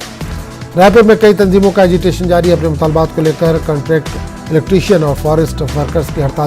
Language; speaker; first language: Hindi; native; Hindi